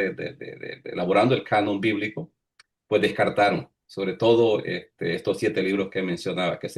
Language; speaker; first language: Spanish; native; Spanish